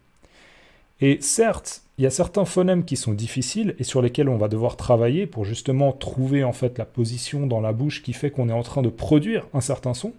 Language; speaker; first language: French; native; French